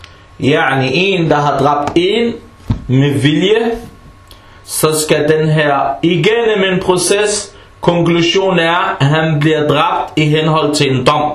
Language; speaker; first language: Danish; non-native, fluent; Arabic